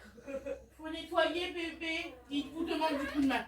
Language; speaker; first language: French; native; French